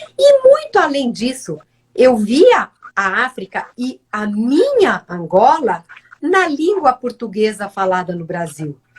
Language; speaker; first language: Portuguese; native; Portuguese